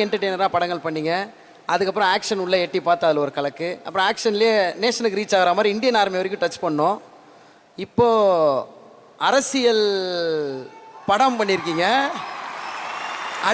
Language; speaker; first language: Tamil; native; Tamil